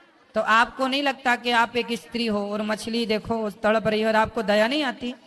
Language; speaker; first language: Hindi; native; Hindi